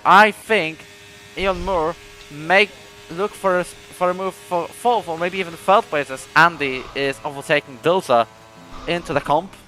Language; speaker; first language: English; non-native, fluent; Polish